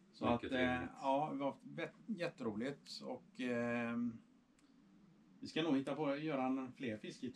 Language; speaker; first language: Swedish; native; Swedish